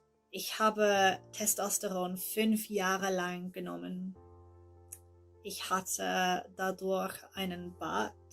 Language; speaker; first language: German; non-native, learner; English